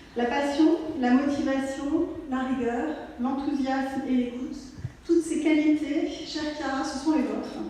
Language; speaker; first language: French; native; French